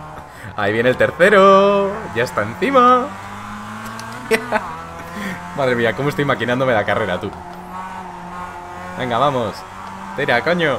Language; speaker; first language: Spanish; native; Spanish